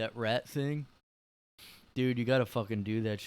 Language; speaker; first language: English; native; English